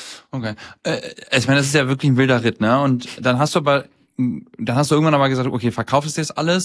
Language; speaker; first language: German; native; German